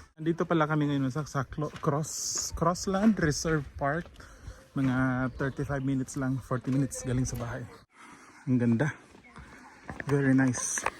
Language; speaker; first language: Filipino; non-native, local second language; Cebuano